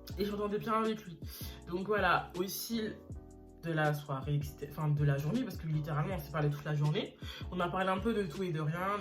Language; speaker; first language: French; early bilingual, other home language; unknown